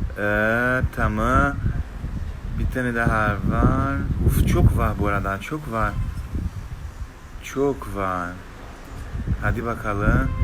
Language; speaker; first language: Turkish; non-native, learner; Portuguese